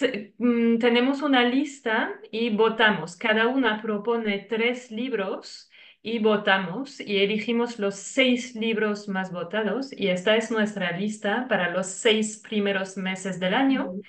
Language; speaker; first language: Spanish; non-native, fluent; French